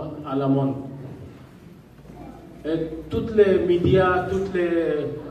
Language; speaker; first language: French; non-native, learner; Rohingya